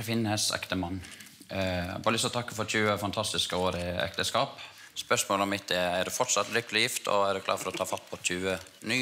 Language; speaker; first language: Norwegian; native; Norwegian